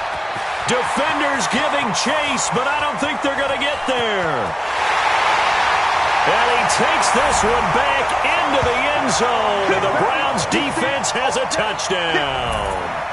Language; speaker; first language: English; native; English